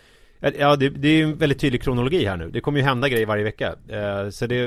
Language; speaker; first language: Swedish; native; Swedish